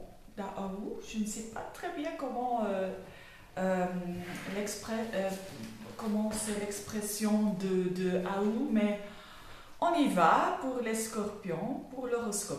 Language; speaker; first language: French; non-native, learner; Dutch